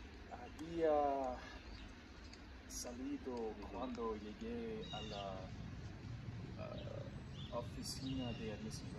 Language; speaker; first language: Spanish; non-native, learner; English